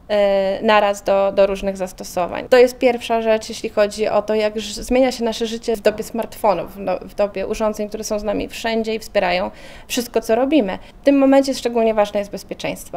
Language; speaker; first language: Polish; native; Polish